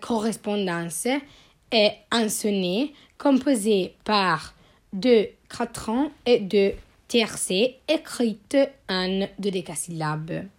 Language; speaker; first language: French; non-native, learner; Italian